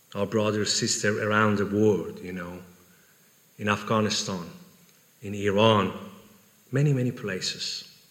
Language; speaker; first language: English; non-native, fluent; Persian